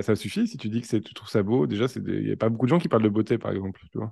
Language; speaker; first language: French; native; French